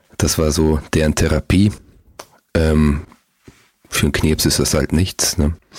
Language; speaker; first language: German; early bilingual, other home language; Russian